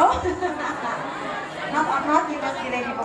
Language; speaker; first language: English; non-native, fluent; Indonesian